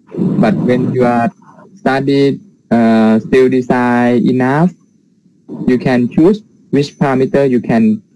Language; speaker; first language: English; non-native, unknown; Thai